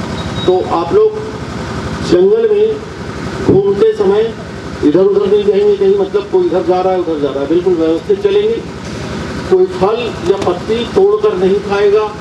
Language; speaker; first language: Hindi; native; Hindi